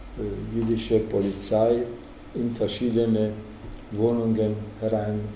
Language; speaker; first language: German; non-native, fluent; Czech